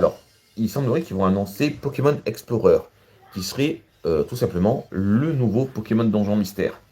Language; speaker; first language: French; native; French